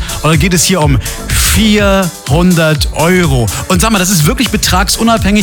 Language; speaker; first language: German; native; German